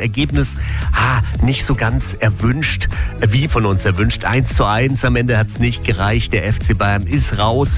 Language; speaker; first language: German; native; German